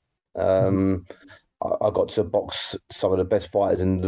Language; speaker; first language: English; native; English